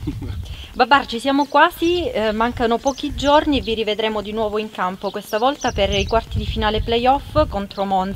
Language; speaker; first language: Italian; native; Italian